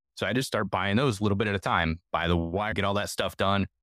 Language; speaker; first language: English; native; English